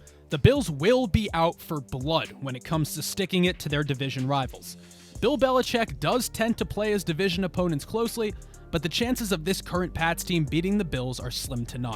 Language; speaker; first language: English; native; English